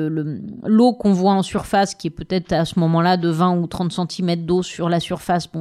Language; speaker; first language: French; native; French